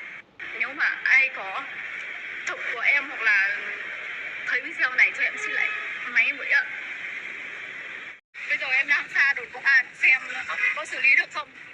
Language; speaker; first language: Vietnamese; non-native, fluent; Lao